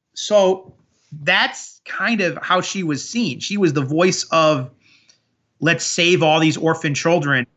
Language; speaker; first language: English; early bilingual, other home language; Armenian